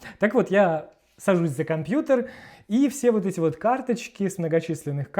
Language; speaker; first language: Russian; native; Russian